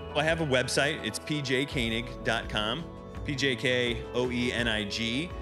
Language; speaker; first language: English; native; English